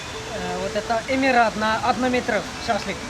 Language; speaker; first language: Russian; non-native, local second language; Uzbek